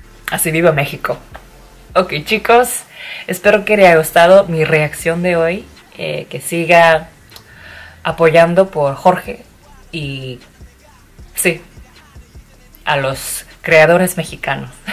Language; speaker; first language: Spanish; non-native, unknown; Japanese